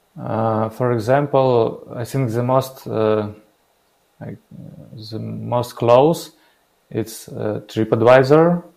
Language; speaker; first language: English; non-native, learner; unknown